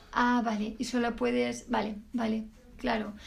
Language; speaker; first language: Spanish; native; Spanish